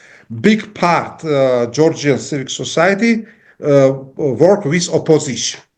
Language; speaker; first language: English; non-native, learner; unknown